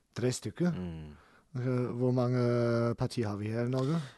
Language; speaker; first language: Norwegian; non-native, learner; German